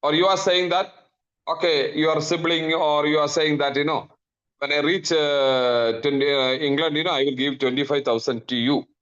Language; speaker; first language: English; non-native, local second language; Malayalam